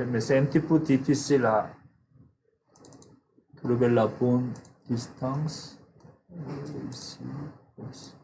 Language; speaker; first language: French; non-native, fluent; Korean